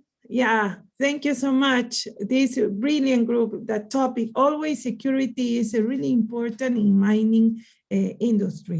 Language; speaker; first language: English; non-native, learner; Spanish